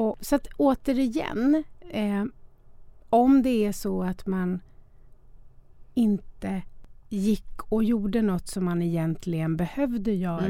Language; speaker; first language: Swedish; native; Swedish